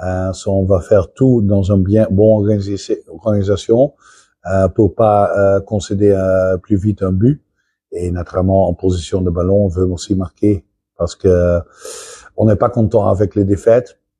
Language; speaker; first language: French; non-native, fluent; Dutch